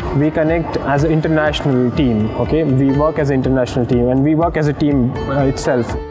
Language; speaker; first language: English; non-native, local second language; Hindi